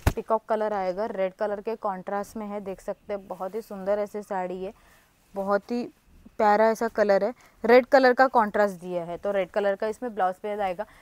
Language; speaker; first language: Hindi; non-native, local second language; Marathi